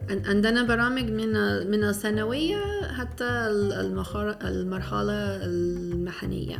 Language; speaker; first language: Arabic; non-native, fluent; English